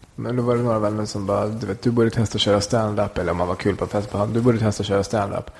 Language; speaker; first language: Swedish; early bilingual, other home language; Kurdish